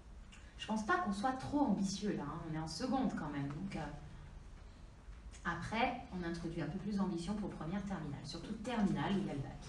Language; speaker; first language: French; native; French